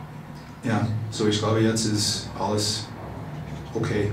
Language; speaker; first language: German; non-native, fluent; English